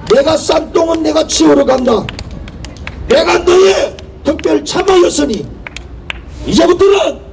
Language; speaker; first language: Korean; native; Korean